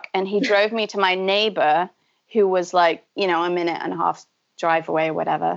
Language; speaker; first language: English; native; English